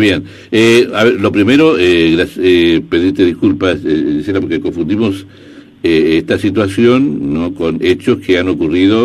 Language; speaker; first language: Spanish; native; Spanish